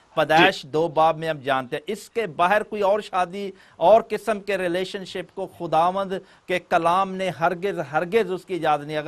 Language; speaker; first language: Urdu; non-native, local second language; Punjabi